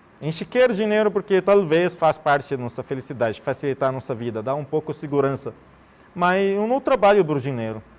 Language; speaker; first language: Portuguese; non-native, fluent; Arabic